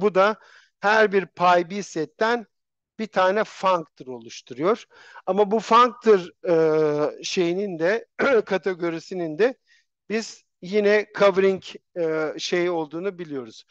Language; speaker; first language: Turkish; native; Turkish